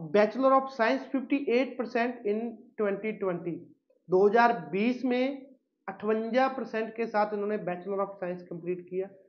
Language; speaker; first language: Hindi; non-native, local second language; Punjabi